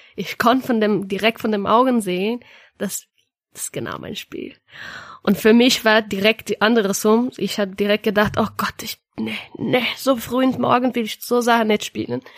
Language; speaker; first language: German; non-native, learner; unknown